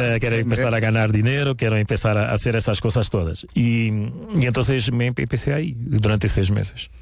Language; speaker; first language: Spanish; non-native, fluent; Portuguese